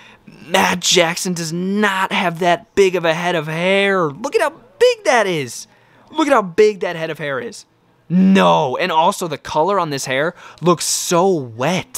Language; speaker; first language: English; native; English